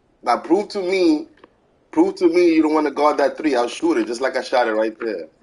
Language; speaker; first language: English; native; English